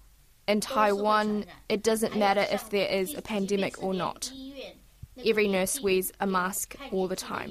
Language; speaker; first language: English; native; English